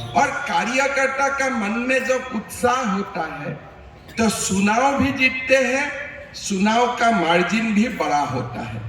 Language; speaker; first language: Hindi; non-native, local second language; Assamese